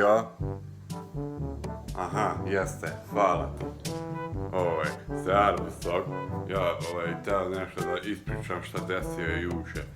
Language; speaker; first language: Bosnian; non-native, local second language; Hungarian